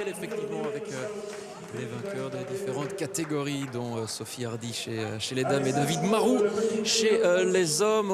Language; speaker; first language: French; native; French